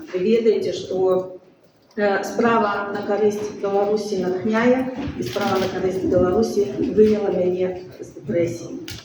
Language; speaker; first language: Belarusian; non-native, local second language; Russian